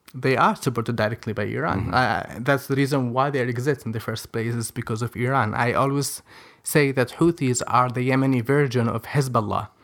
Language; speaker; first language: English; non-native, fluent; Arabic